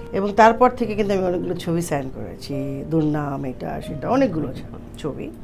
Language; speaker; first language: Bangla; native; Bangla